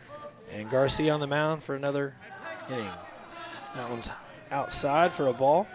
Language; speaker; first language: English; native; English